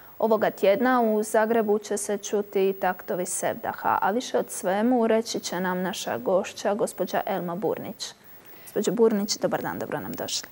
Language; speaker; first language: Croatian; native; Croatian